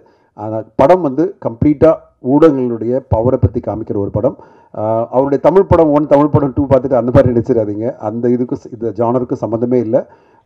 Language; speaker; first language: Tamil; native; Tamil